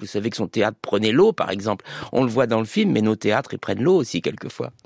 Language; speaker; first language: French; native; French